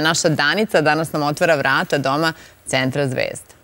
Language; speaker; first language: Serbian; native; Serbian